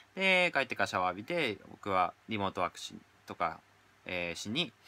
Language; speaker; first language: Japanese; native; Japanese